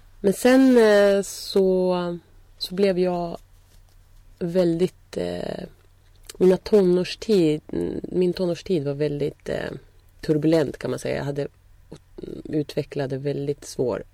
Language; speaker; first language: Swedish; native; Swedish